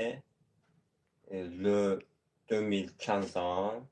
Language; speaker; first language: French; non-native, learner; Azerbaijani